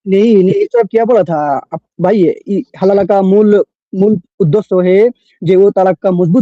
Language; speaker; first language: Hindi; non-native, local second language; Bangla